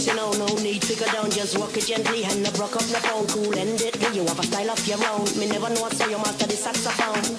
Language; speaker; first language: English; native; English